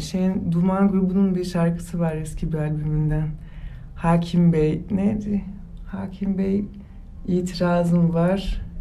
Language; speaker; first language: Turkish; early bilingual, heritage; Turkish